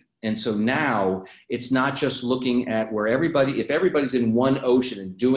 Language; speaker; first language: English; native; English